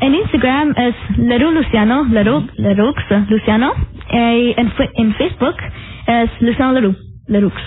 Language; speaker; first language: Spanish; early bilingual, heritage; Spanish